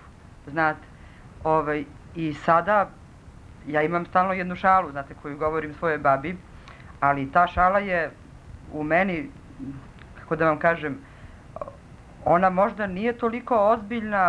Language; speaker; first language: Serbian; early bilingual, other home language; Russian